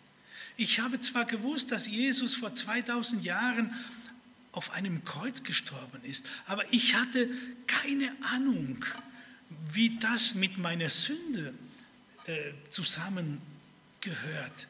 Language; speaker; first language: German; early bilingual, other home language; Spanish